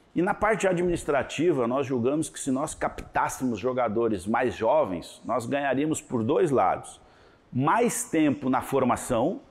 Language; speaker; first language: Portuguese; native; Portuguese